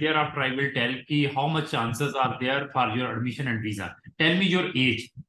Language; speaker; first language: English; non-native, local second language; Hindi